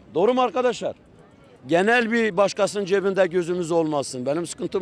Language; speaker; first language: Turkish; native; Turkish